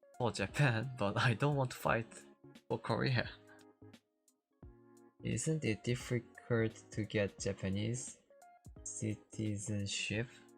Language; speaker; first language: English; non-native, learner; Korean